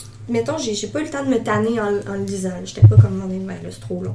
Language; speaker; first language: French; native; French